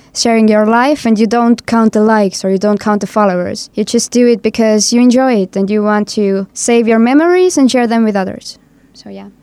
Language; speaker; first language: English; non-native, fluent; Estonian